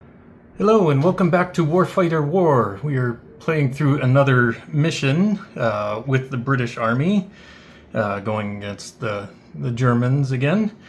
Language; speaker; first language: English; native; English